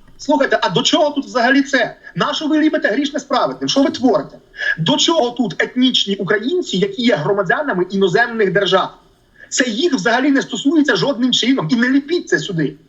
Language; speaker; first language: Ukrainian; native; Ukrainian